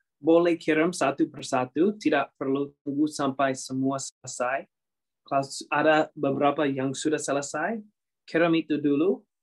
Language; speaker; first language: Indonesian; non-native, fluent; English